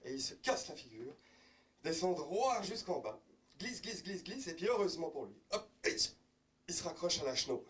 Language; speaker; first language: French; native; French